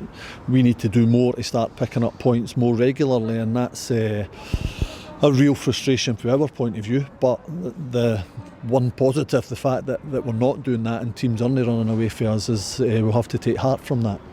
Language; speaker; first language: English; native; English